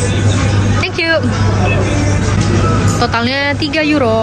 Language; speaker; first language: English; non-native, learner; Indonesian